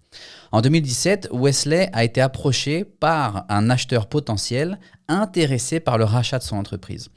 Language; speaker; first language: French; native; French